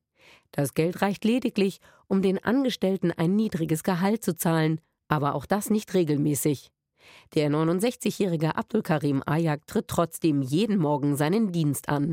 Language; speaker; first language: German; native; German